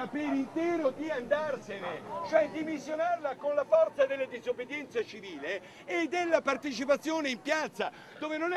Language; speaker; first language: Italian; native; Italian